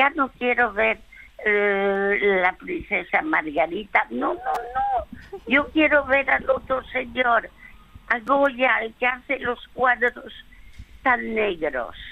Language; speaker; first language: Spanish; early bilingual, other home language; French